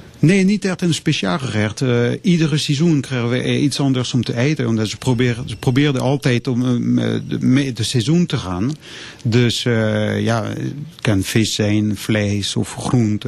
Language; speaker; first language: Dutch; non-native, fluent; French